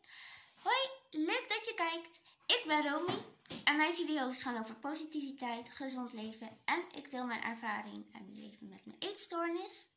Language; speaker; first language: Dutch; native; Dutch